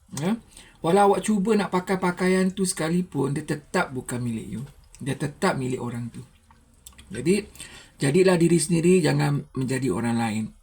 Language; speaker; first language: Malay; native; Malay